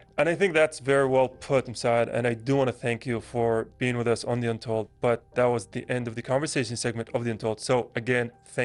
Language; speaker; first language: English; non-native, fluent; Arabic